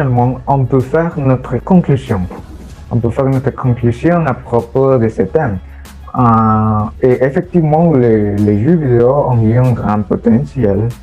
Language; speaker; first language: French; non-native, learner; Spanish